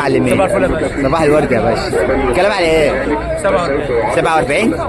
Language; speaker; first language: Arabic; native; Arabic